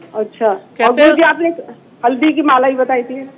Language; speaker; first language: Hindi; non-native, local second language; Bangla